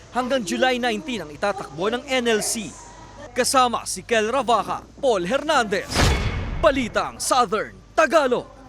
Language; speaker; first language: Filipino; native; Filipino